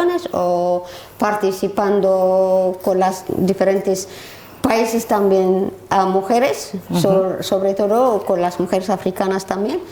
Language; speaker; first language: Spanish; non-native, learner; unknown